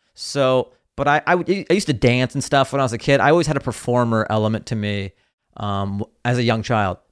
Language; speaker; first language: English; native; English